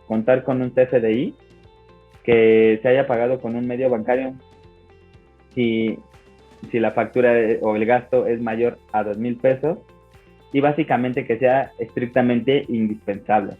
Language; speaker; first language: Spanish; native; Spanish